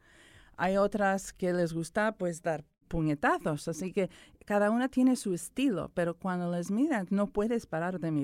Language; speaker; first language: Spanish; early bilingual, other home language; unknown